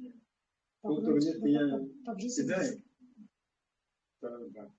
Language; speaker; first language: Russian; non-native, local second language; Yakut